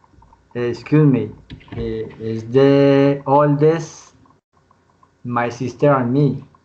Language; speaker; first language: English; non-native, learner; Spanish